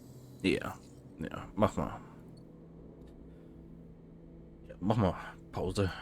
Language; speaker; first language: German; native; German